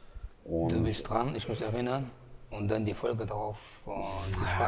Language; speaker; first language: German; native; German